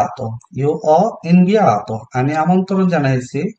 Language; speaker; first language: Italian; non-native, fluent; Bangla